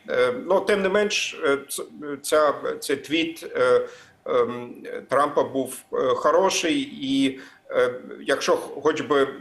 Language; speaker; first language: Ukrainian; non-native, fluent; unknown